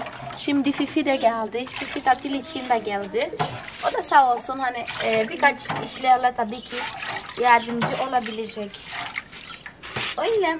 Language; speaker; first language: Turkish; non-native, fluent; Portuguese